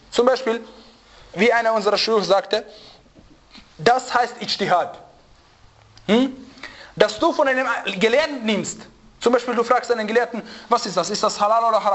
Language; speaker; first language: German; non-native, fluent; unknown